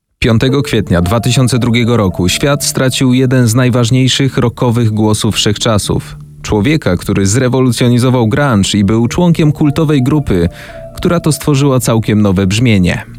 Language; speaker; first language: Polish; native; Polish